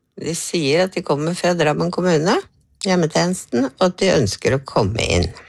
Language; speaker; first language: Norwegian; native; Norwegian